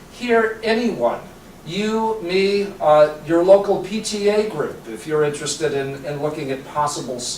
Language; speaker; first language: English; native; English